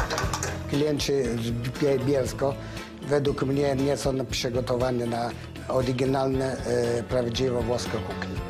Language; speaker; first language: Polish; non-native, learner; Italian